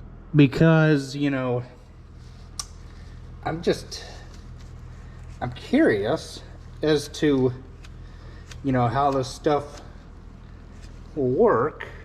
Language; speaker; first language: English; native; English